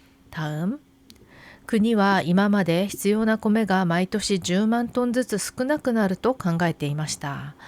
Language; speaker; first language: Japanese; non-native, fluent; Korean